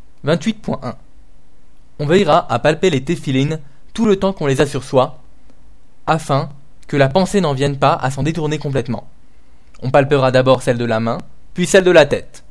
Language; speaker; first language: French; native; French